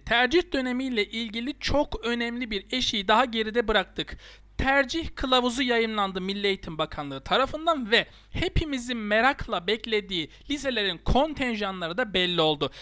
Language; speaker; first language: Turkish; native; Turkish